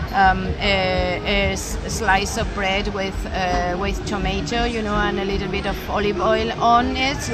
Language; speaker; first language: English; non-native, fluent; Spanish